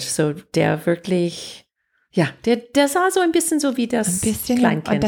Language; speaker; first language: German; non-native, fluent; English